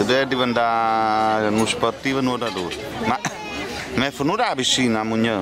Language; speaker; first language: Italian; native; Italian